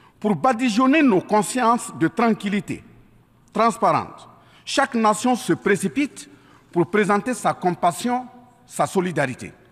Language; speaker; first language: French; native; French